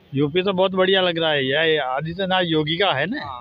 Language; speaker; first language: Hindi; non-native, local second language; Gujarati